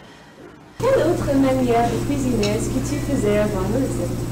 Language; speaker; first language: French; non-native, learner; English